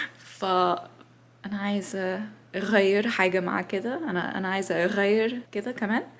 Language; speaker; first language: Arabic; non-native, learner; English